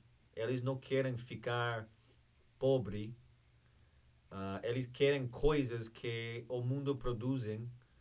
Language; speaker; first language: Portuguese; non-native, fluent; English